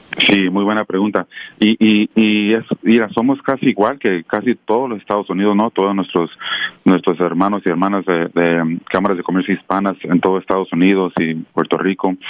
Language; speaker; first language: Spanish; native; Spanish